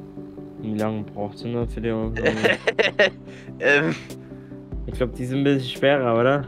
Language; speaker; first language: German; native; German